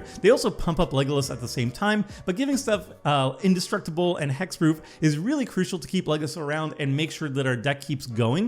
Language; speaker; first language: English; native; English